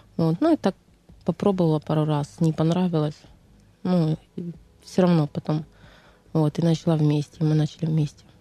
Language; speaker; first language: Russian; native; Russian